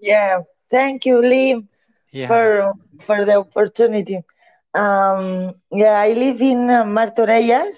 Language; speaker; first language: English; non-native, learner; Catalan